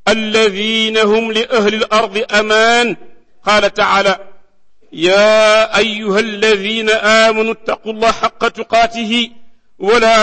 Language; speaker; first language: Arabic; non-native, fluent; Wolof